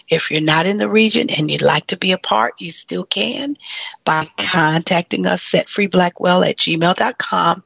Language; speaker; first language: English; native; English